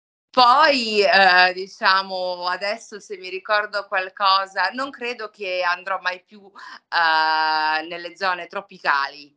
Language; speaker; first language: Italian; non-native, fluent; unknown